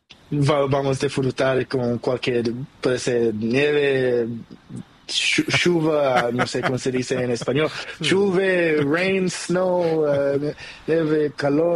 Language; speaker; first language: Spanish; non-native, learner; Portuguese